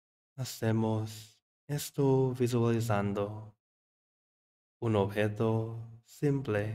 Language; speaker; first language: Spanish; non-native, fluent; English